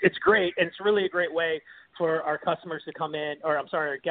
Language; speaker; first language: English; native; English